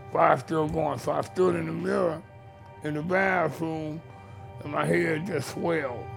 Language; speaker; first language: English; native; English